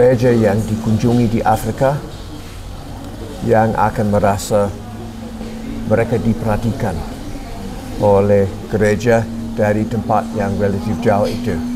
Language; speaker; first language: Indonesian; non-native, fluent; English